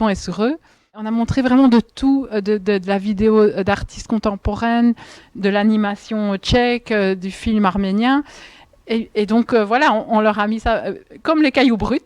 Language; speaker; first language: French; native; French